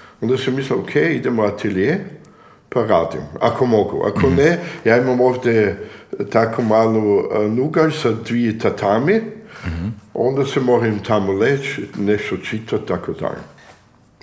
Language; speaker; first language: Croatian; early bilingual, heritage; Croatian